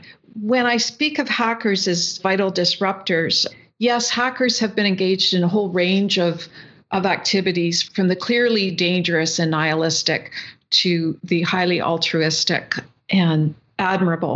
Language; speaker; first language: English; native; English